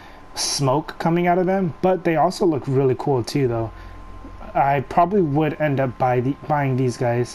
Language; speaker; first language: English; native; English